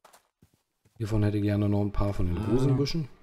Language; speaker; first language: German; native; German